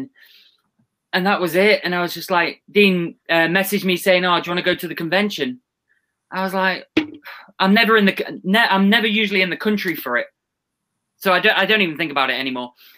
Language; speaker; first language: English; native; English